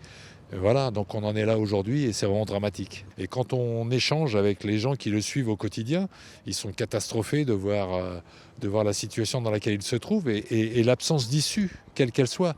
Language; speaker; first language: French; native; French